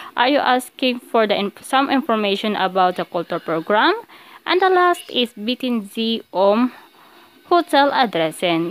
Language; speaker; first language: English; non-native, local second language; Filipino